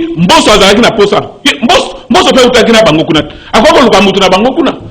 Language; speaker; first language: Lingala; native; Lingala